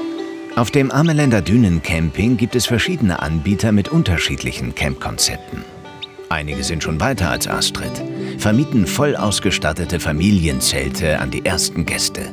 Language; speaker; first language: German; native; German